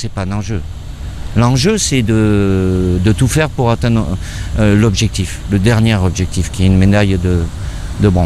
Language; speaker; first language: French; native; French